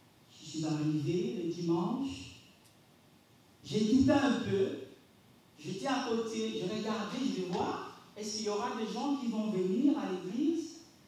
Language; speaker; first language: French; non-native, local second language; Lingala